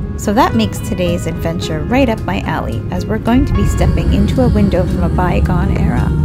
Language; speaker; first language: English; native; English